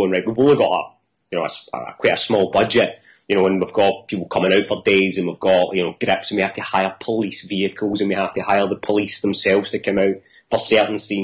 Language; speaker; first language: English; native; English